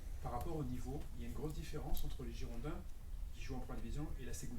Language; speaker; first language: French; native; French